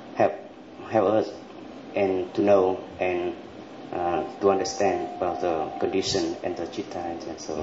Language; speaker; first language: English; non-native, learner; Vietnamese